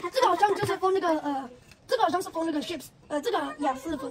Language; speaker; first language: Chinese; early bilingual, heritage; English